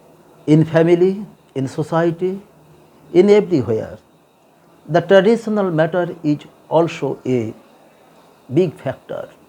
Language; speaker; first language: English; non-native, local second language; Bangla